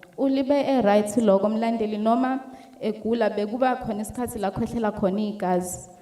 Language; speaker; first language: Zulu; native; Zulu